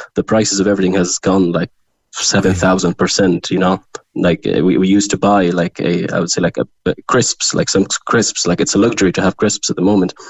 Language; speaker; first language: English; non-native, fluent; Arabic